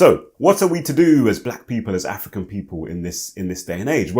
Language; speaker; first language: English; native; English